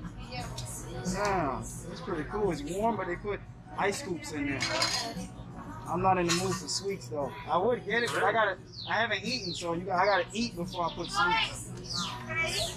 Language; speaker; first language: English; native; English